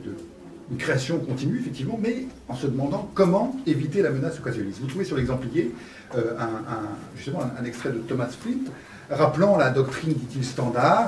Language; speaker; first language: French; native; French